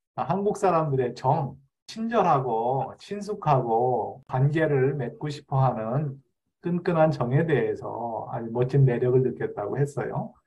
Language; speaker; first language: Korean; native; Korean